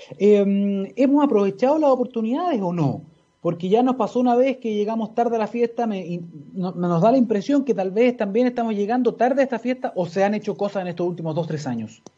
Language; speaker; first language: Spanish; native; Spanish